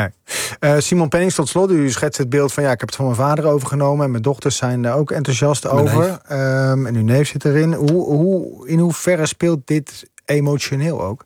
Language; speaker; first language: Dutch; native; Dutch